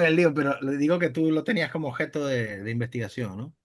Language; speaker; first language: Spanish; native; Spanish